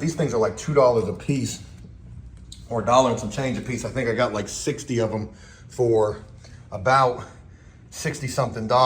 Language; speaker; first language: English; native; English